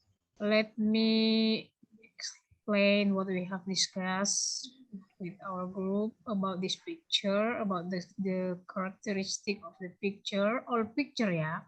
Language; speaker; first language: English; non-native, learner; Indonesian